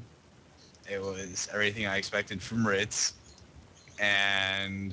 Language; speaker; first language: English; native; English